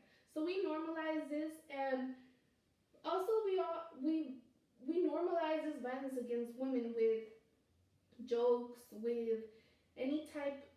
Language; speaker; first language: English; non-native, fluent; Spanish